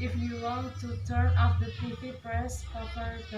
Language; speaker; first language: English; non-native, learner; Indonesian